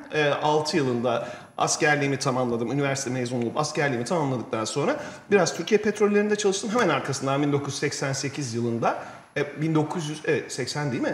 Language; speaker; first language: Turkish; native; Turkish